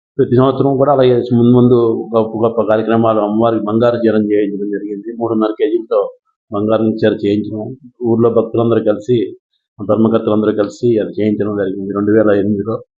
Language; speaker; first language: Telugu; native; Telugu